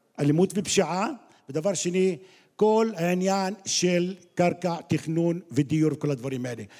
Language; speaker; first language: Hebrew; non-native, local second language; Arabic